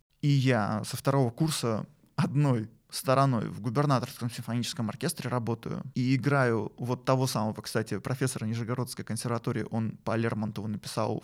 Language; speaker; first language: Russian; native; Russian